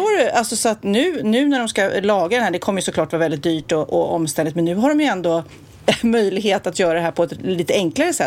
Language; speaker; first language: Swedish; native; Swedish